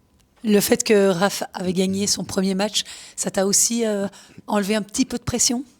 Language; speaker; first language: French; native; French